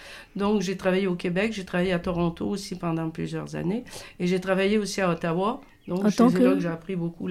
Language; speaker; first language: French; native; French